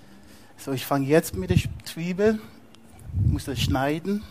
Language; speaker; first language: German; non-native, fluent; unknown